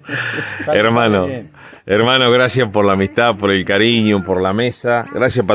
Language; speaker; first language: Spanish; native; Spanish